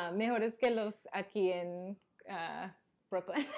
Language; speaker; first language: Spanish; early bilingual, heritage; Spanish